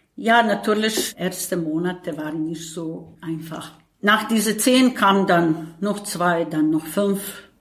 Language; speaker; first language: German; non-native, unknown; Bosnian